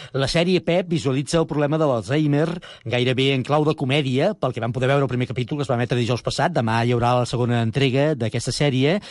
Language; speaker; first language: Catalan; native; Catalan